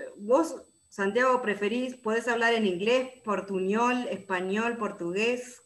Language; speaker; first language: Portuguese; non-native, learner; Spanish